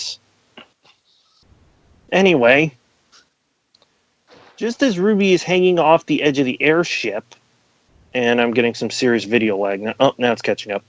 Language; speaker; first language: English; native; English